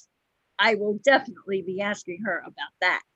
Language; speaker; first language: English; native; English